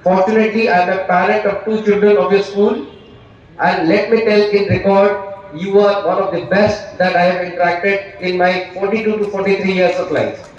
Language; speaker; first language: English; non-native, local second language; Hindi